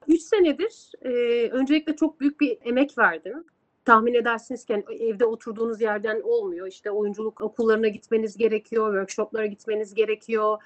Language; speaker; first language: Turkish; native; Turkish